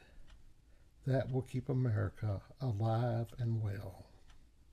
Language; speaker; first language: English; native; English